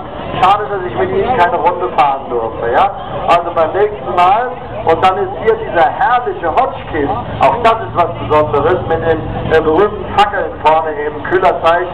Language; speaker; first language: German; native; German